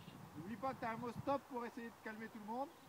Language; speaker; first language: French; native; French